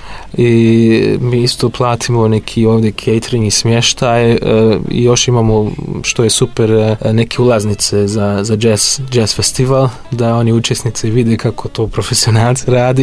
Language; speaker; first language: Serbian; non-native, fluent; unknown